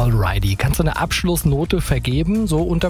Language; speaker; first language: German; native; German